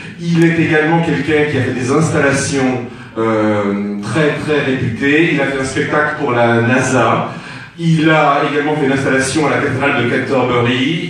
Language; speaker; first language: French; native; French